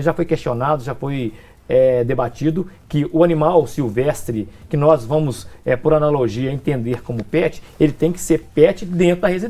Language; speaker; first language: Portuguese; native; Portuguese